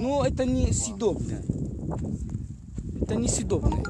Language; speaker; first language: Russian; non-native, learner; Arabic